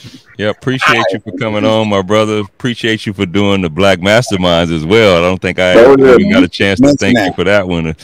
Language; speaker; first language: English; native; English